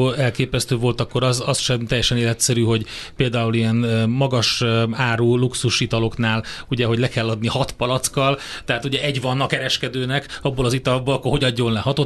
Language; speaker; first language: Hungarian; native; Hungarian